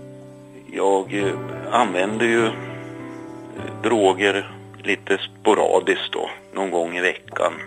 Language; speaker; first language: Swedish; native; Swedish